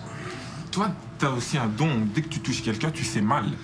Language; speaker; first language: French; native; French